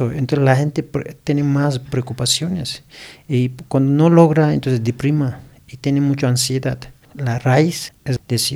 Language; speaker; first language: Spanish; non-native, learner; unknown